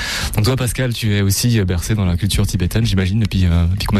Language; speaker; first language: French; native; French